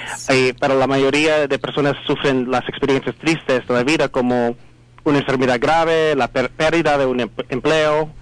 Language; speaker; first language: Spanish; non-native, learner; English